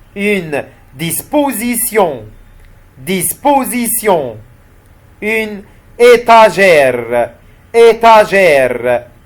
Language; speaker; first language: French; non-native, fluent; Arabic